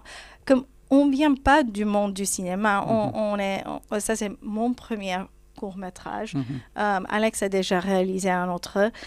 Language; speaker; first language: French; non-native, fluent; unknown